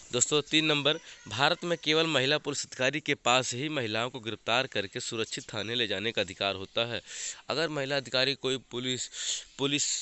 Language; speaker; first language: Hindi; native; Hindi